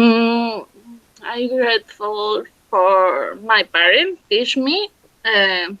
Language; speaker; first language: English; non-native, learner; Spanish